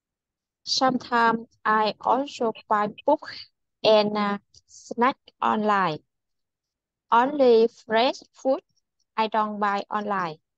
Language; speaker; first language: English; non-native, learner; Vietnamese